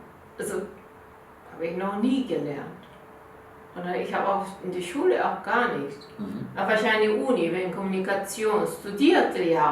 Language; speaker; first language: German; non-native, learner; Korean